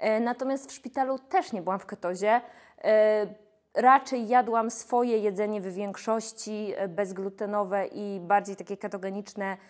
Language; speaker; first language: Polish; native; Polish